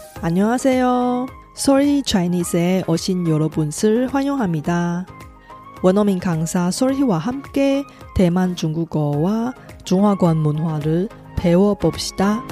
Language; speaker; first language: Korean; non-native, fluent; Chinese